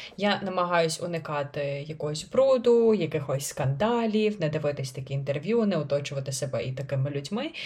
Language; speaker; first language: Ukrainian; native; Ukrainian